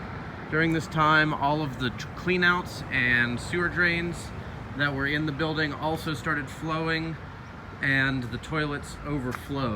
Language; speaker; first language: English; native; English